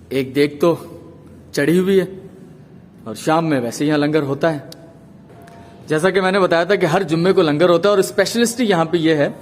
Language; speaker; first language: Urdu; native; Urdu